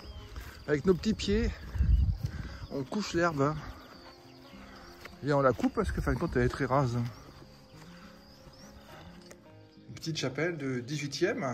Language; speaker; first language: French; native; French